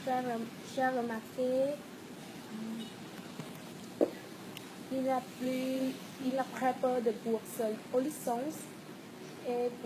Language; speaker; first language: French; non-native, learner; Vietnamese